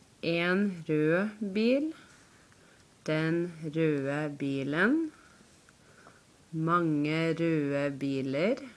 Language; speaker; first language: Norwegian; non-native, learner; English